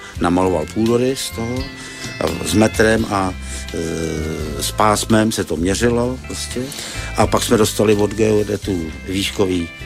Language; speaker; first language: Czech; native; Czech